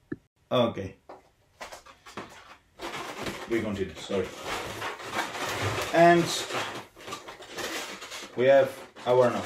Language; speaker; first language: English; non-native, learner; Italian